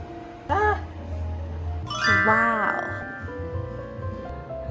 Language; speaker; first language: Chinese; early bilingual, heritage; Chinese